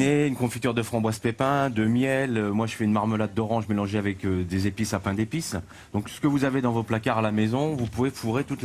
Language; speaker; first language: French; native; French